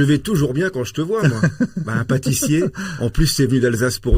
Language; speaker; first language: French; native; French